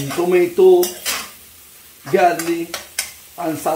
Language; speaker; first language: English; non-native, learner; Spanish